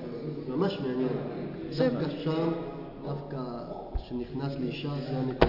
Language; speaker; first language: Hebrew; non-native, learner; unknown